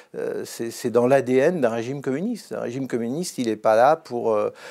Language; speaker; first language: French; native; French